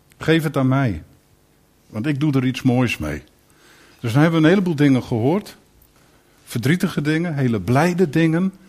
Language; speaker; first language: Dutch; native; Dutch